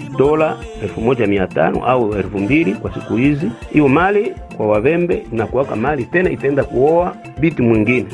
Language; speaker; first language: Swahili; non-native, local second language; Bembe